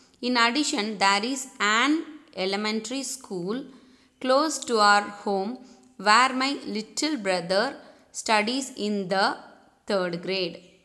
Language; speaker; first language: English; non-native, local second language; Tamil